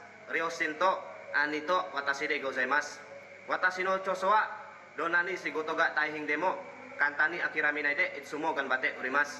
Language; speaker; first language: Japanese; non-native, learner; Indonesian